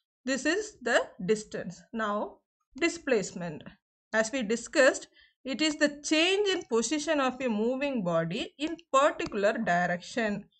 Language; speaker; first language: English; non-native, local second language; Tamil